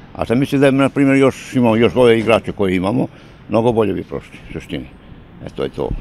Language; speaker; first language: Serbian; native; Serbian